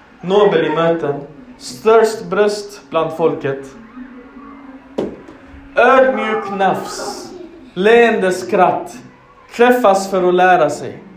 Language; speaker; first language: Swedish; non-native, fluent; Arabic